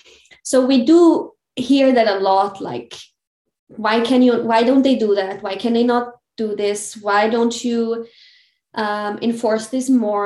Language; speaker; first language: English; non-native, fluent; German